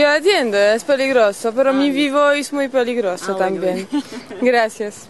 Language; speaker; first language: Spanish; non-native, learner; Polish